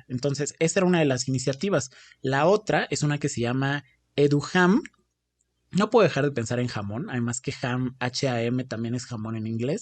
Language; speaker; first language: Spanish; native; Spanish